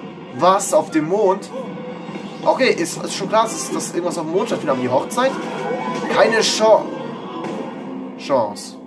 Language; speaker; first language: German; native; German